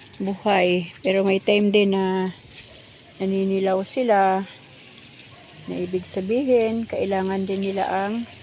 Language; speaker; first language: Filipino; non-native, local second language; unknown